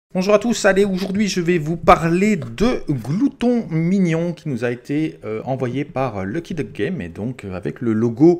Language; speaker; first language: French; native; French